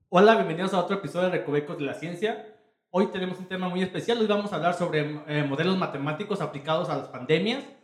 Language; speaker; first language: Spanish; native; Spanish